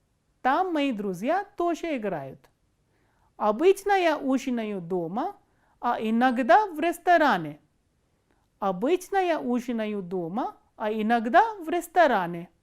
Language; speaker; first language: Russian; non-native, fluent; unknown